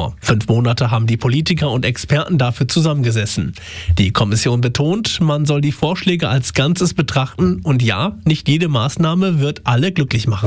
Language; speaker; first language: German; native; German